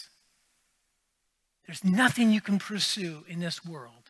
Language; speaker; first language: English; native; English